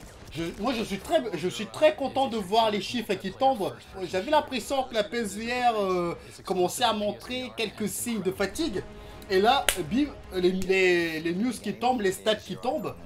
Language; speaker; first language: French; native; French